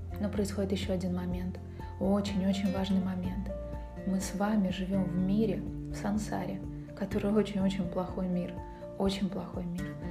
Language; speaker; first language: Russian; native; Russian